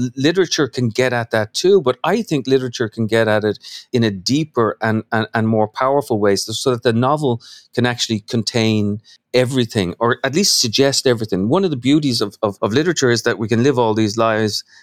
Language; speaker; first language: English; native; English